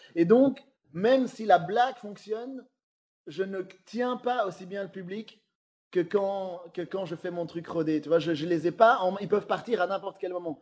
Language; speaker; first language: French; native; French